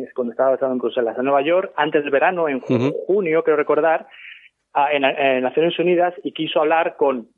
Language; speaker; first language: Spanish; native; Spanish